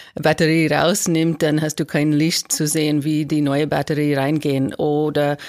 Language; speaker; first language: German; non-native, fluent; English